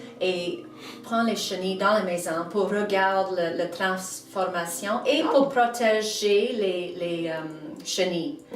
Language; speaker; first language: French; non-native, local second language; English